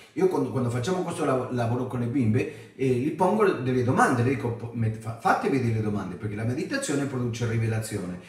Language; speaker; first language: Italian; non-native, fluent; Spanish